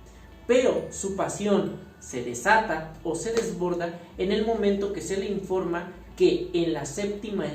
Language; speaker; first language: Spanish; native; Spanish